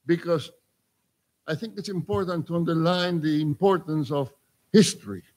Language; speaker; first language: English; non-native, fluent; Spanish